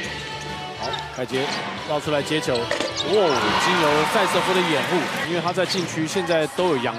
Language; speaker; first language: Chinese; native; Chinese